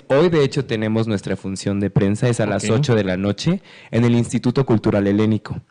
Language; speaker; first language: Spanish; native; Spanish